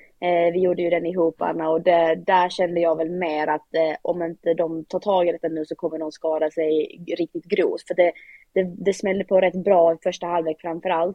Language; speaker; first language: Swedish; native; Swedish